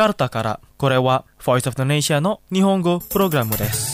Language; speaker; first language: Japanese; non-native, fluent; Indonesian